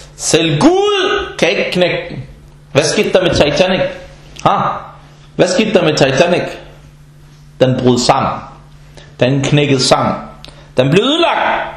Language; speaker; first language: Danish; non-native, fluent; Arabic